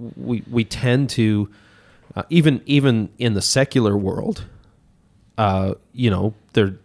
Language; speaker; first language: English; native; English